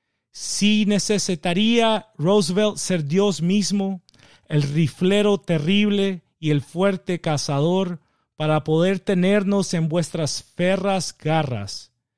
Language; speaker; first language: Spanish; native; Spanish